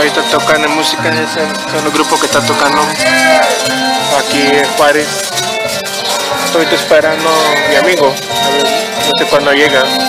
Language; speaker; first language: Spanish; early bilingual, heritage; Spanish